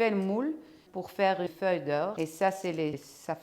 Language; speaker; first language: French; non-native, fluent; Dutch